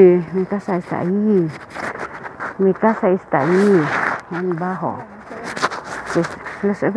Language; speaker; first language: Spanish; non-native, learner; Filipino